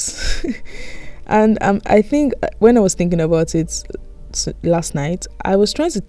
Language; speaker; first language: English; non-native, local second language; Yoruba